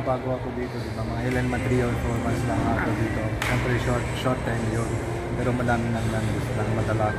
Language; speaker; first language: Filipino; non-native, learner; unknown